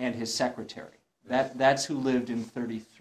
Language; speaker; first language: English; native; English